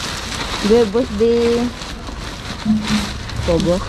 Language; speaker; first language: Spanish; non-native, learner; Filipino